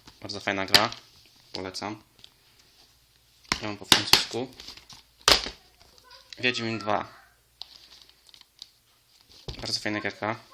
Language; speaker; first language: Polish; native; Polish